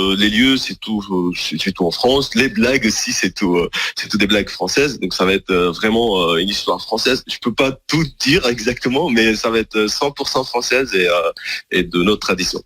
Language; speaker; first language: French; non-native, local second language; Arabic